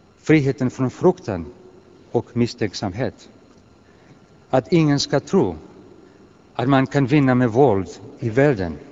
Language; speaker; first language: Swedish; non-native, fluent; Greek